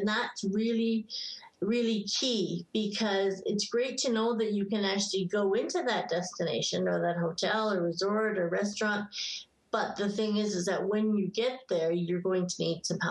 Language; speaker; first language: English; native; English